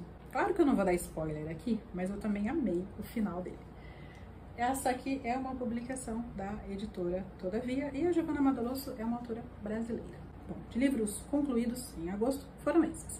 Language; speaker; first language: Portuguese; native; Portuguese